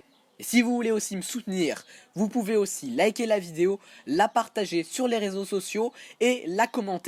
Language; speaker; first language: French; native; French